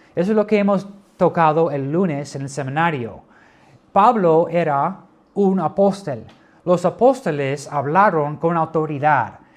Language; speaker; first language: Spanish; non-native, fluent; English